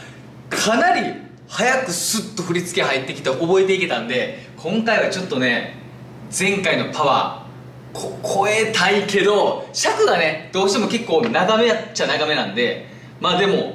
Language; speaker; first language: Japanese; native; Japanese